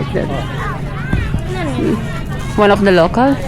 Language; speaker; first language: English; non-native, local second language; Filipino